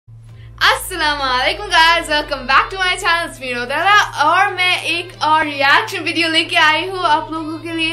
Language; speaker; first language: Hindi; non-native, learner; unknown